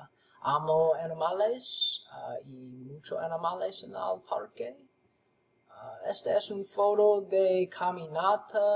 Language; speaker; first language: Spanish; non-native, learner; English